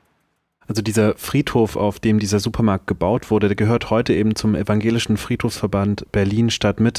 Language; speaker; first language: German; native; German